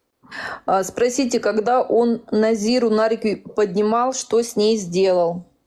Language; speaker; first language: Russian; native; Russian